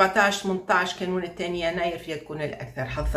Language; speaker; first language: Arabic; native; Arabic